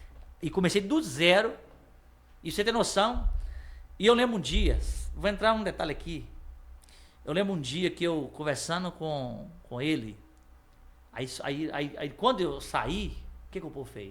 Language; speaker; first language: Portuguese; native; Portuguese